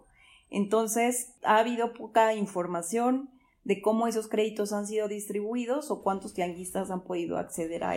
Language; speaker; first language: Spanish; native; Spanish